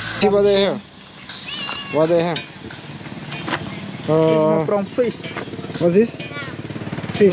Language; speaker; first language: English; non-native, learner; Serbian